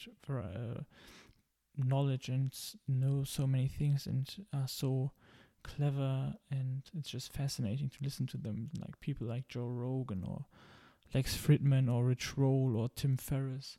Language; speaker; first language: English; non-native, fluent; German